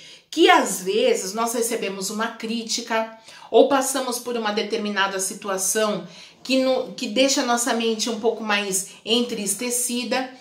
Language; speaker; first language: Portuguese; native; Portuguese